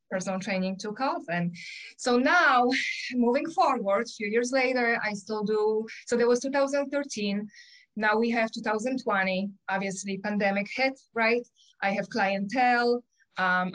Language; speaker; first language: English; non-native, fluent; Polish